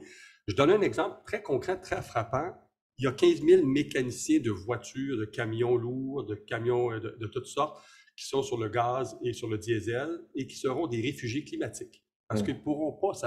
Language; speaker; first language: French; native; French